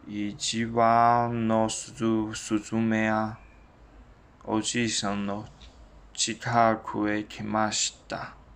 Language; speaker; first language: Japanese; non-native, learner; Chinese